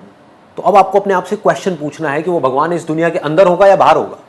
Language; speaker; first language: Hindi; native; Hindi